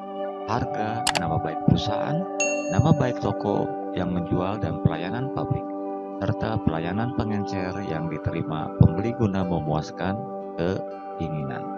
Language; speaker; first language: Indonesian; native; Indonesian